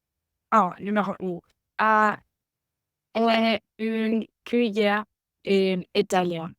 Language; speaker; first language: French; non-native, learner; Spanish